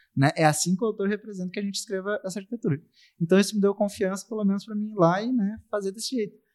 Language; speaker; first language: Portuguese; native; Portuguese